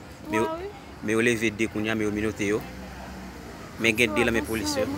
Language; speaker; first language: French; non-native, learner; Haitian Creole